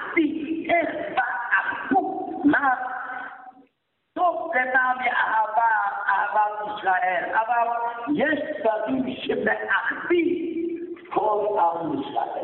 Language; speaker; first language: Hebrew; non-native, fluent; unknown